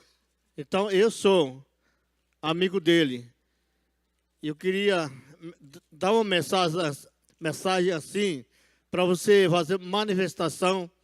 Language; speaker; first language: Portuguese; non-native, local second language; Yanomámi